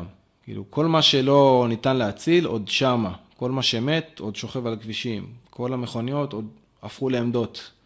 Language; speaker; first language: Hebrew; native; Hebrew